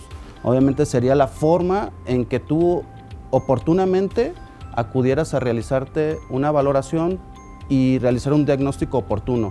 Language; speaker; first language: Spanish; native; Spanish